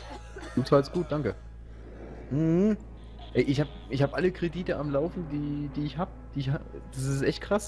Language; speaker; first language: German; native; German